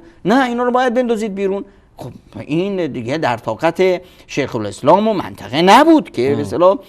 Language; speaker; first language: Persian; native; Persian